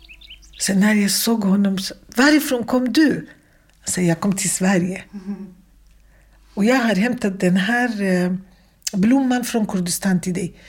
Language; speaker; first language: Swedish; non-native, fluent; Kurdish